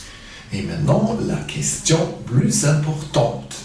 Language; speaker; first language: French; non-native, fluent; German